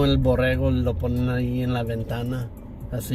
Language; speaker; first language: Spanish; early bilingual, heritage; English